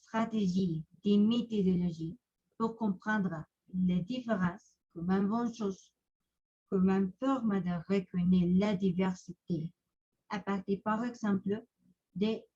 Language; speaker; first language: French; non-native, learner; Spanish